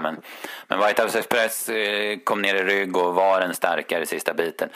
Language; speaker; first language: Swedish; native; Swedish